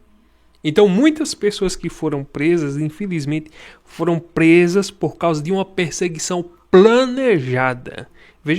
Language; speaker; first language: Portuguese; native; Portuguese